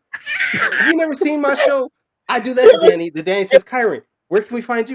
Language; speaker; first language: English; native; English